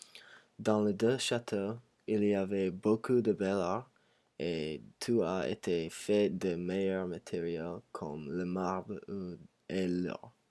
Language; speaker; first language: French; non-native, learner; English